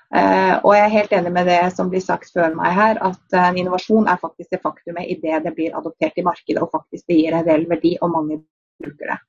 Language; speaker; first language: Norwegian; native; Norwegian